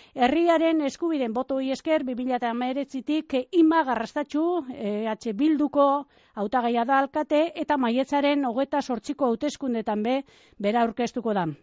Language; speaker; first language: Basque; native; Basque